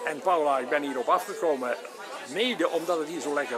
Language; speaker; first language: Dutch; native; Dutch